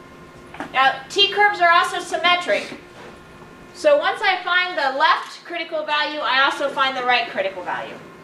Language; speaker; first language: English; native; English